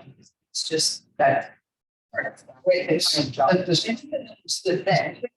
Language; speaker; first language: English; native; English